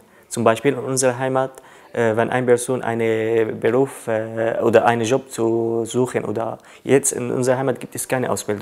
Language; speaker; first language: German; non-native, learner; Arabic